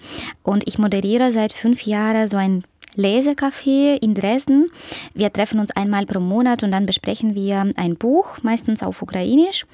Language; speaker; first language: German; non-native, fluent; Ukrainian